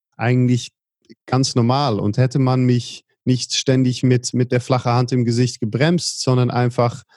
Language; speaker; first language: German; non-native, fluent; Dutch